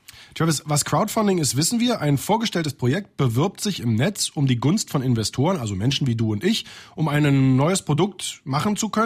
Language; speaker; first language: German; native; German